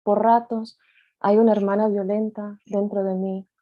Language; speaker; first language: Spanish; early bilingual, other home language; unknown